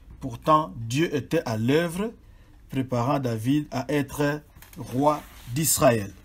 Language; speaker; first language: French; non-native, local second language; Swahili